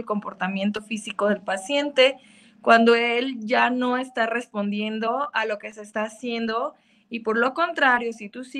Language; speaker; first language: Spanish; native; Spanish